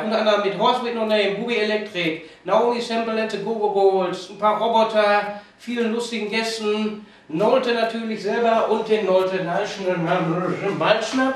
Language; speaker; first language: German; native; German